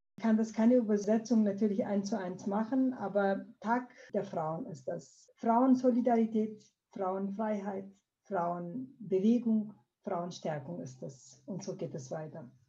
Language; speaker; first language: German; non-native, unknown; Kurdish